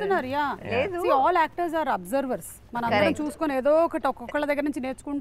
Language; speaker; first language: Telugu; native; Telugu